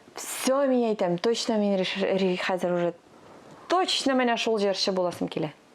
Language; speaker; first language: Tatar; non-native, local second language; Russian